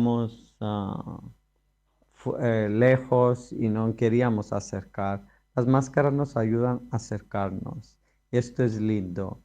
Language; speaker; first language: Spanish; non-native, fluent; Greek